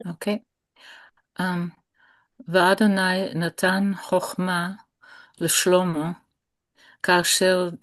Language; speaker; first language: Hebrew; non-native, learner; English